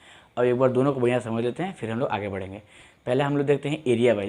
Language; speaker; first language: Hindi; native; Hindi